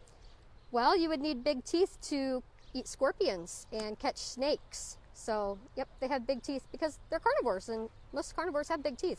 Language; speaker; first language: English; native; English